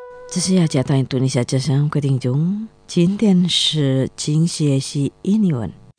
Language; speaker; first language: Chinese; non-native, local second language; Indonesian